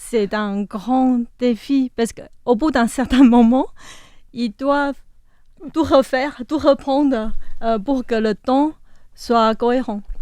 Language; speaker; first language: French; non-native, fluent; Chinese